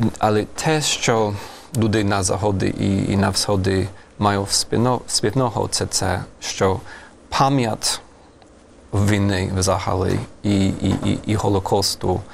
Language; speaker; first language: Ukrainian; non-native, fluent; English